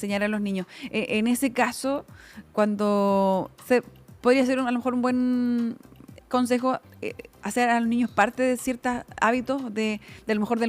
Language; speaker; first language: Spanish; native; Spanish